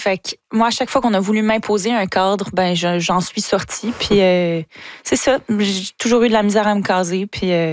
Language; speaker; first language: French; native; French